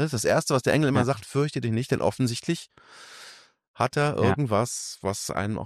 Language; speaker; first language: German; native; German